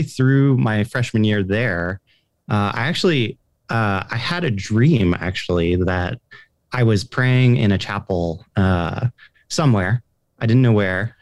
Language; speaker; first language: English; native; English